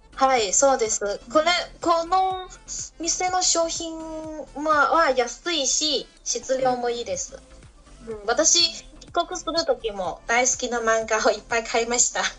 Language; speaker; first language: Japanese; non-native, learner; Chinese